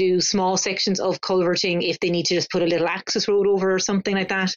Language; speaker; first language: English; native; English